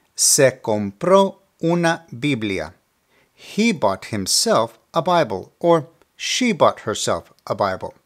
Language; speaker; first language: English; early bilingual, other home language; Spanish